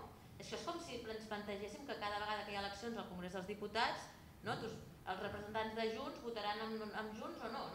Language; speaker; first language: Catalan; native; Catalan